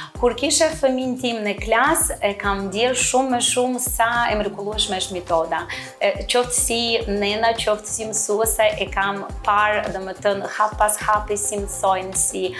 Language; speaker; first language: Albanian; non-native, fluent; Russian